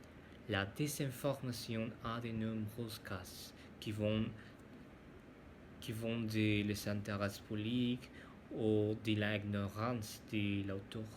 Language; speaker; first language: French; non-native, learner; Spanish